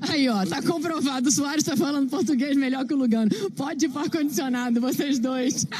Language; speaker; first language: Portuguese; native; Portuguese